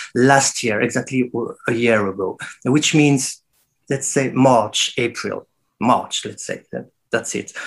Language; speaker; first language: English; non-native, fluent; French